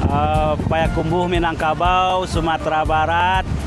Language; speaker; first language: Indonesian; non-native, local second language; Minangkabau